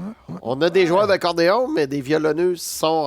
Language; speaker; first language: French; native; French